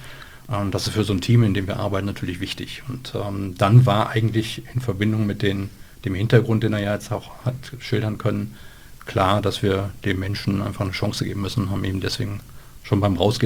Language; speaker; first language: German; native; German